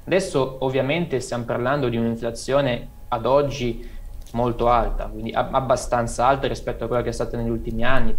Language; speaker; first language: Italian; native; Italian